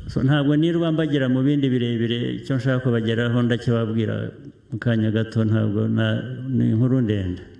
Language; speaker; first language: Kinyarwanda; early bilingual, heritage; Kinyarwanda